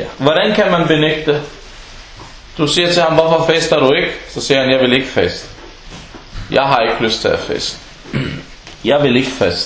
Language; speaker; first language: Danish; non-native, local second language; Arabic